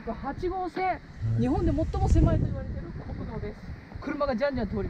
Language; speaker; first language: Japanese; native; Japanese